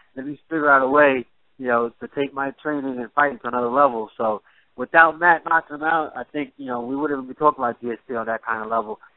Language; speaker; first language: English; native; English